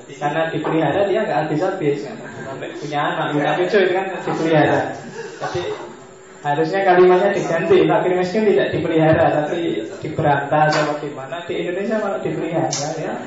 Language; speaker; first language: Indonesian; non-native, local second language; Javanese